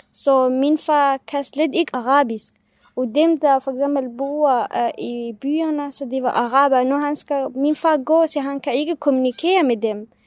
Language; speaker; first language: Danish; non-native, fluent; Kurdish